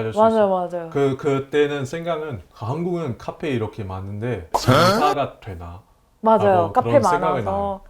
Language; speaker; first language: Korean; non-native, fluent; Chinese